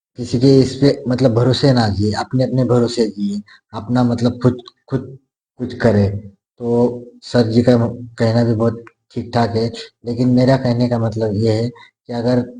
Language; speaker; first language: Hindi; non-native, local second language; Marathi